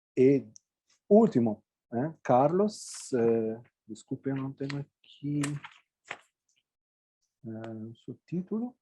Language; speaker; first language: Portuguese; non-native, fluent; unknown